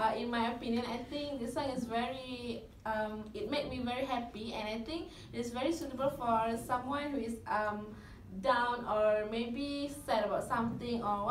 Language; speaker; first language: English; non-native, local second language; Malay